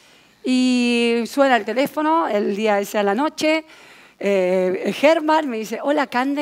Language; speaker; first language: Spanish; native; Spanish